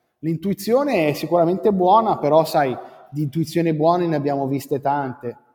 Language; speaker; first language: Italian; native; Italian